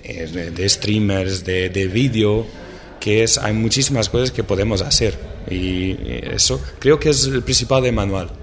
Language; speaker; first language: Spanish; non-native, fluent; Portuguese